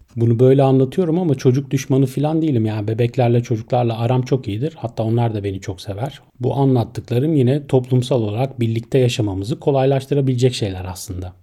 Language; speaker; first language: Turkish; native; Turkish